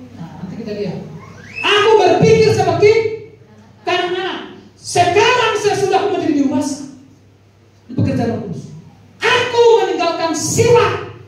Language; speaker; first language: Indonesian; non-native, local second language; Batak Toba